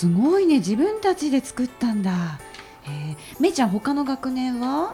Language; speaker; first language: Japanese; native; Japanese